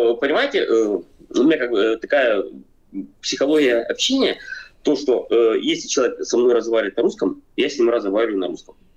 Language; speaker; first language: Russian; native; Russian